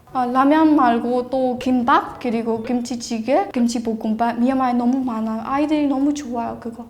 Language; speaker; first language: Korean; non-native, learner; Burmese